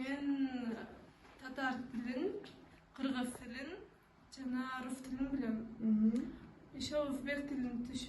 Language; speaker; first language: Kyrgyz; non-native, local second language; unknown